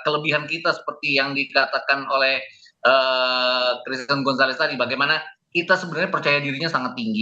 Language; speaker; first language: Indonesian; native; Indonesian